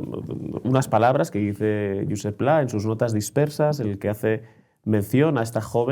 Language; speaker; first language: Spanish; native; Spanish